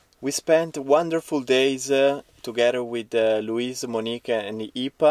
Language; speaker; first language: English; non-native, learner; Italian